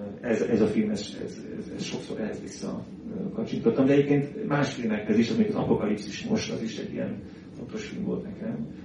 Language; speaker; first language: Hungarian; native; Hungarian